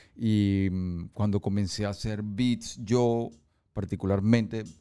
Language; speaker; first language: Spanish; early bilingual, heritage; Spanish